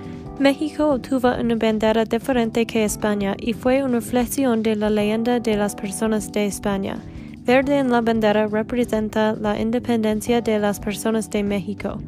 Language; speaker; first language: Spanish; non-native, learner; English